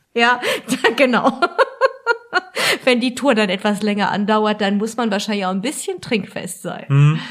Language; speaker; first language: German; non-native, local second language; French